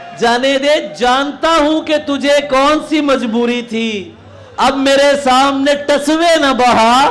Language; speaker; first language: Urdu; non-native, local second language; Punjabi